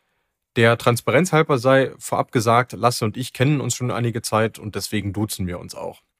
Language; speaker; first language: German; native; German